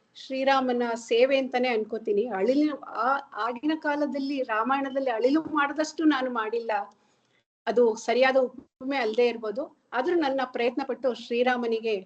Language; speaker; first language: Kannada; native; Kannada